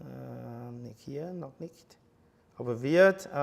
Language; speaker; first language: German; non-native, fluent; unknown